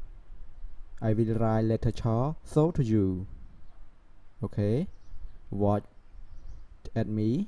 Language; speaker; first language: English; non-native, learner; Khmer